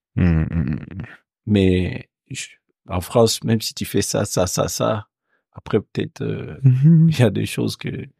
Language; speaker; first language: French; non-native, local second language; Bambara